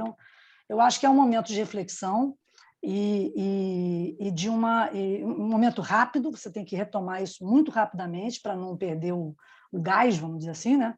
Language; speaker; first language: Portuguese; native; Portuguese